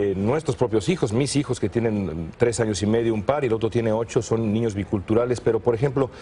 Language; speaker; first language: Spanish; native; Spanish